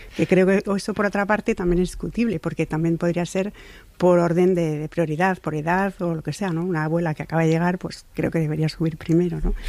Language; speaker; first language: Spanish; non-native, fluent; French